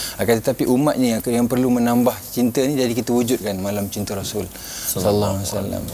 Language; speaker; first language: Malay; native; Malay